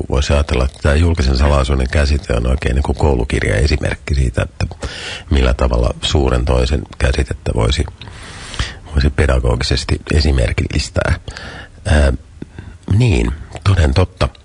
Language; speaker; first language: Finnish; native; Finnish